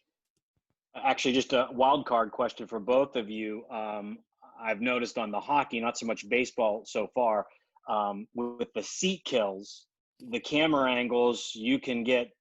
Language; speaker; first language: English; native; English